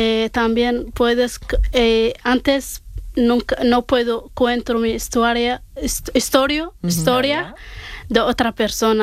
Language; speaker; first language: Spanish; non-native, learner; Arabic